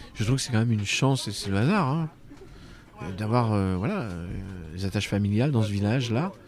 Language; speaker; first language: French; native; French